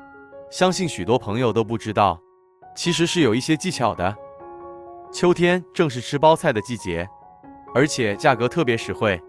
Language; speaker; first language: Chinese; native; Chinese